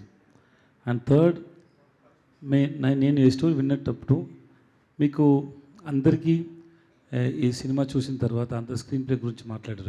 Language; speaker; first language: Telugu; non-native, learner; Tamil